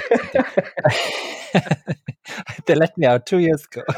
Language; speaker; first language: English; native; English